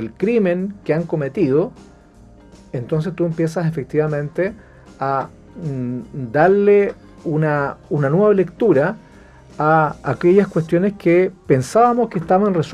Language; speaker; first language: Spanish; native; Spanish